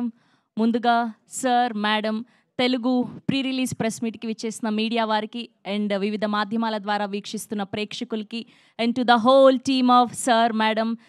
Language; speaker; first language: Telugu; native; Telugu